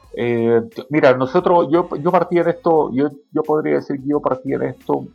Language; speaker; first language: Spanish; native; Spanish